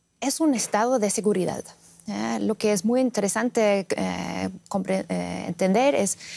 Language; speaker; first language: Spanish; non-native, fluent; Russian